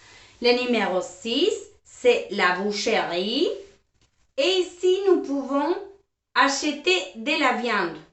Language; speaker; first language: French; non-native, fluent; Spanish